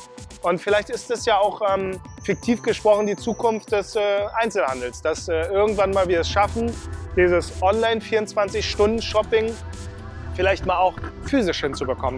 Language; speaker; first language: German; native; German